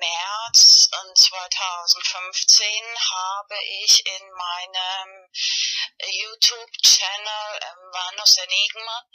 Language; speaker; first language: German; non-native, learner; Spanish